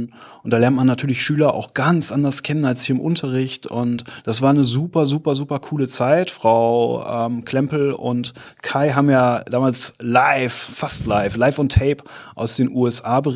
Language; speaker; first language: German; native; German